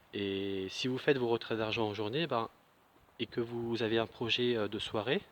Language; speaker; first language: French; native; French